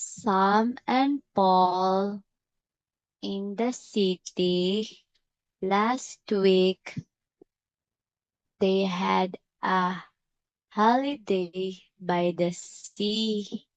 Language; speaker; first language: English; non-native, learner; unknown